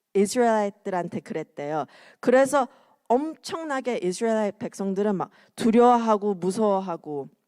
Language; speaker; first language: Korean; early bilingual, heritage; Korean